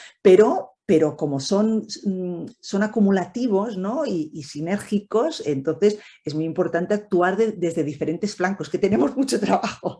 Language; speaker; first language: Spanish; native; Spanish